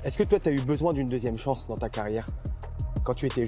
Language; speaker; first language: French; native; French